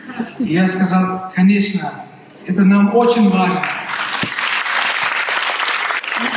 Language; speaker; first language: Russian; non-native, local second language; Tajik